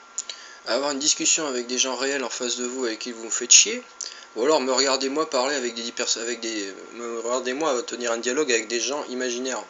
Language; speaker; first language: French; native; French